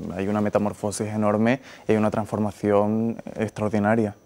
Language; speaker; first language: Spanish; native; Spanish